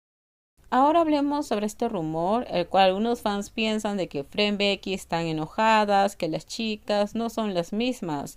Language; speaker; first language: Spanish; native; Spanish